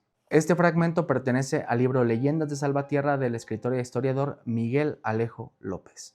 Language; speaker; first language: Spanish; native; Spanish